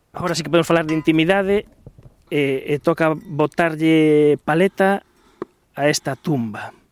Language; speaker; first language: Galician; native; Galician